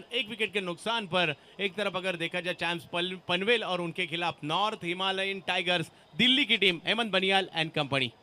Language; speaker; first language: Hindi; non-native, local second language; Marathi